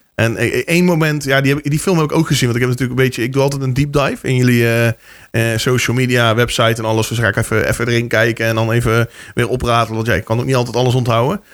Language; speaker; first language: Dutch; native; Dutch